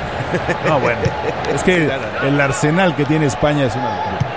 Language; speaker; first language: Spanish; native; Spanish